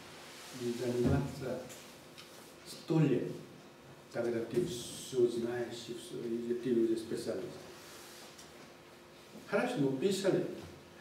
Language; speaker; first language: Russian; non-native, fluent; Korean